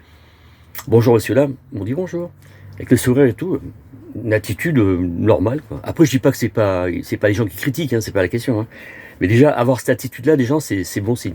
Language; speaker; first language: French; native; French